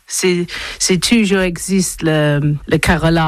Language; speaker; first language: French; non-native, learner; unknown